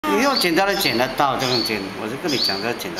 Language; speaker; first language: Chinese; native; Chinese